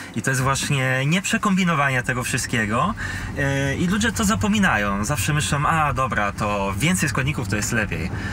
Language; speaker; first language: Polish; non-native, fluent; Italian